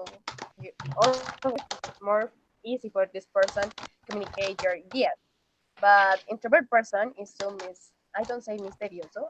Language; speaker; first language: English; non-native, learner; Spanish